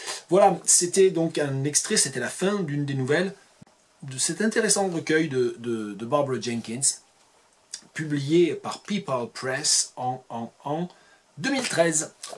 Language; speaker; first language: French; native; French